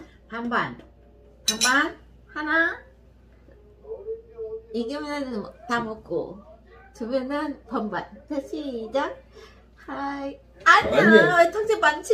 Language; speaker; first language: Korean; non-native, learner; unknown